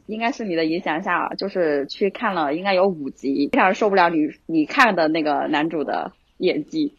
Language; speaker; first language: Chinese; native; Chinese